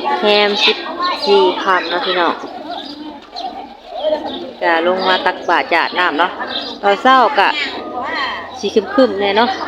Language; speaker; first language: Thai; non-native, local second language; Lao